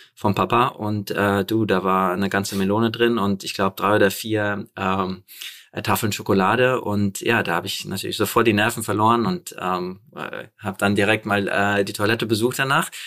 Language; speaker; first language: German; early bilingual, other home language; Polish